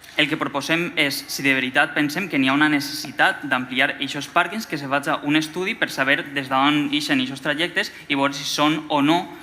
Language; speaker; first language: Catalan; native; Catalan